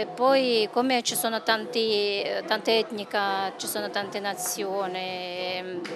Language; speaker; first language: Italian; non-native, learner; Russian